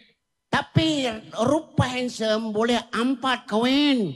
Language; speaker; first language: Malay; non-native, local second language; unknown